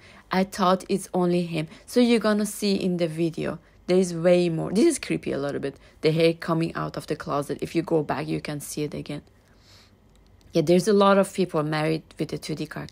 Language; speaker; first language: English; non-native, learner; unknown